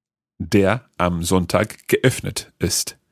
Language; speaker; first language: German; non-native, learner; English